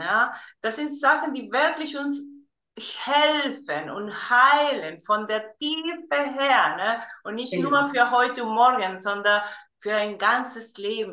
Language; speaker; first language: German; non-native, fluent; Spanish